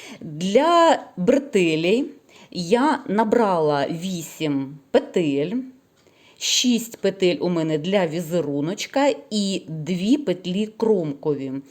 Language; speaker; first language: Ukrainian; non-native, local second language; Russian